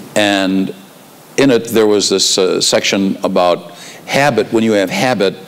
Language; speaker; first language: English; native; English